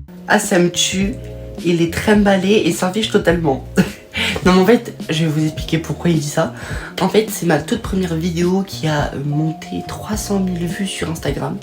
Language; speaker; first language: French; native; French